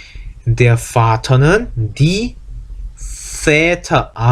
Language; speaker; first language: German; non-native, fluent; Korean